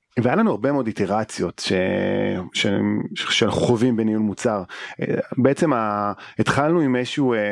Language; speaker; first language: Hebrew; native; Hebrew